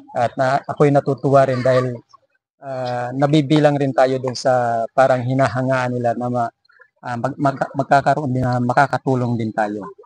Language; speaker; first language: Filipino; non-native, local second language; Bikol